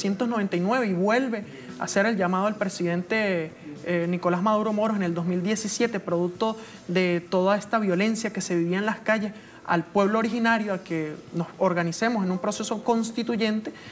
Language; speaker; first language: Spanish; native; Spanish